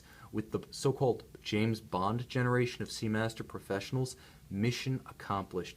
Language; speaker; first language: English; native; English